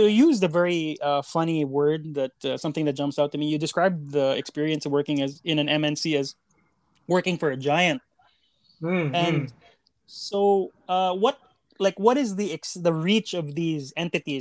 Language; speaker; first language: English; non-native, local second language; Cebuano